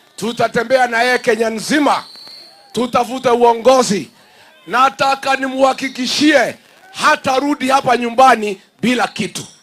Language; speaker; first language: Swahili; non-native, local second language; Kikuyu